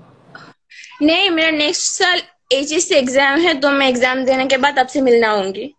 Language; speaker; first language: Hindi; non-native, learner; Bangla